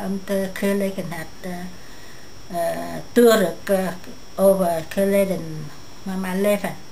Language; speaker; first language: Dutch; non-native, learner; Vietnamese